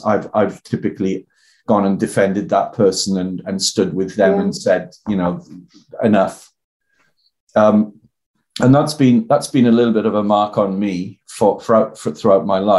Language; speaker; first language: English; native; English